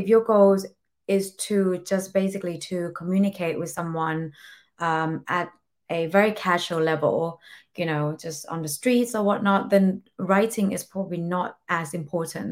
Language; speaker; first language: English; non-native, fluent; Thai